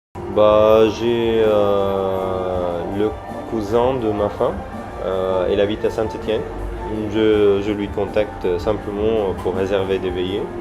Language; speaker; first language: French; non-native, learner; Arabic